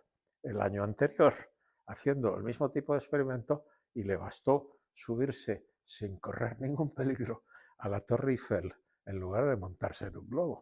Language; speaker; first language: Spanish; native; Spanish